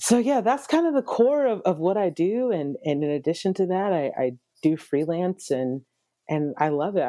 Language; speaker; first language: English; native; English